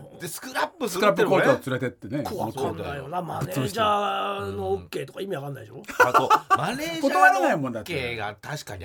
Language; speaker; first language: Japanese; native; Japanese